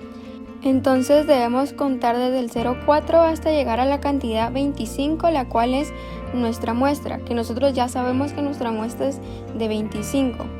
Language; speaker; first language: Spanish; native; Spanish